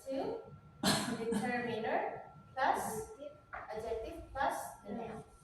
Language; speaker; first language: English; non-native, fluent; Indonesian